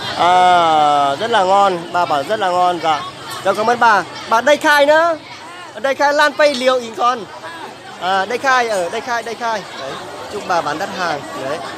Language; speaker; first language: Vietnamese; native; Vietnamese